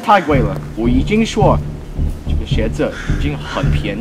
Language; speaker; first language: Chinese; non-native, learner; English